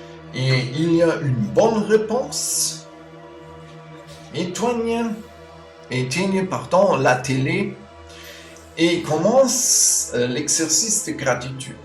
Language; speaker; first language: French; non-native, fluent; German